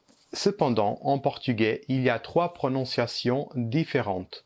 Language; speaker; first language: French; early bilingual, heritage; Portuguese